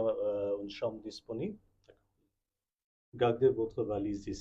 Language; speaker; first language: French; non-native, fluent; Bangla